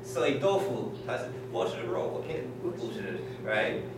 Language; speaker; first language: Chinese; non-native, learner; English